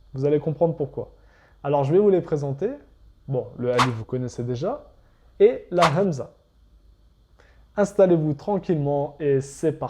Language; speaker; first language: French; native; French